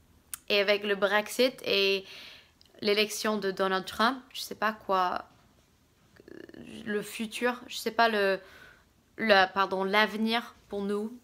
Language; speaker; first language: French; non-native, fluent; English